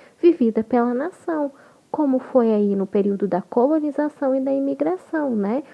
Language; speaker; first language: Portuguese; native; Portuguese